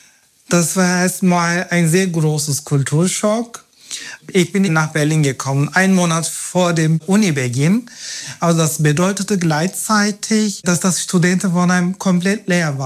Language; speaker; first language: German; non-native, fluent; Turkish